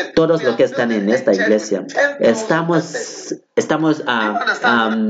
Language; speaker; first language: Spanish; non-native, fluent; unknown